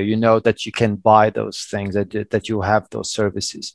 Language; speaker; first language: English; non-native, fluent; Portuguese